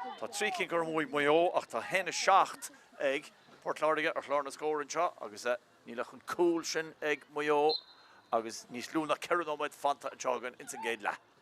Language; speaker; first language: Irish; native; Irish